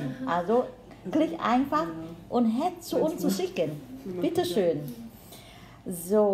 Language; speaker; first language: German; non-native, learner; Vietnamese